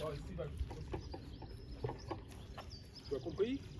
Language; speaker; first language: French; native; French